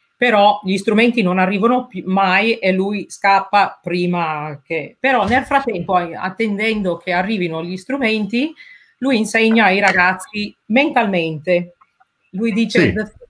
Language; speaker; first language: Italian; non-native, fluent; English